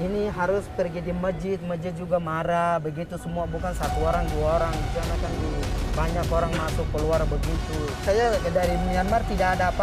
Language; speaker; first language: Indonesian; non-native, learner; Rohingya